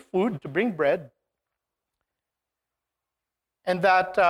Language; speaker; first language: English; non-native, local second language; Filipino